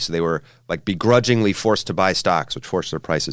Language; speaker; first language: English; native; English